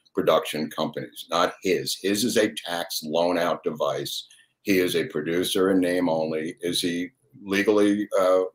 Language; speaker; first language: English; native; English